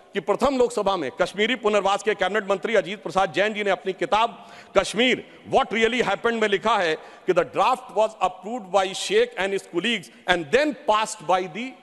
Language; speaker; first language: Hindi; native; Hindi